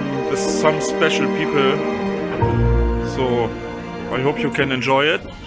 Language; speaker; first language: English; non-native, learner; German